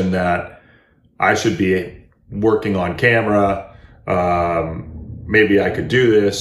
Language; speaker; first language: English; native; English